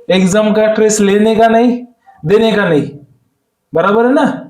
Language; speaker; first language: Hindi; non-native, local second language; Marathi